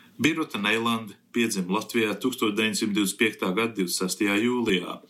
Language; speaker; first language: Latvian; early bilingual, heritage; Latvian